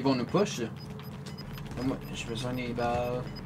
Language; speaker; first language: French; native; French